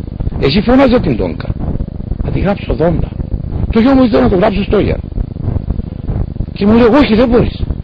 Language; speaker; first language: Greek; non-native, local second language; Macedonian